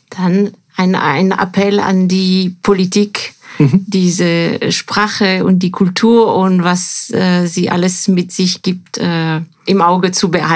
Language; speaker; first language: German; non-native, fluent; French